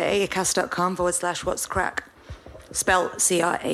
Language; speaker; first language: English; non-native, fluent; French